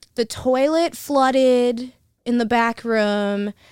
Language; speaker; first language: English; native; English